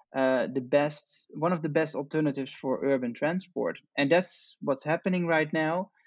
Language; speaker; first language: English; non-native, fluent; Dutch